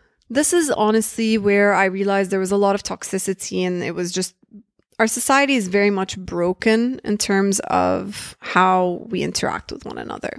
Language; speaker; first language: English; early bilingual, other home language; Arabic